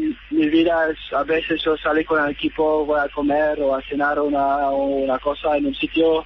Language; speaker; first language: Spanish; non-native, learner; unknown